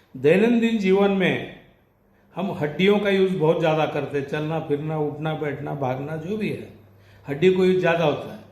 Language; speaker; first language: Hindi; non-native, local second language; Marathi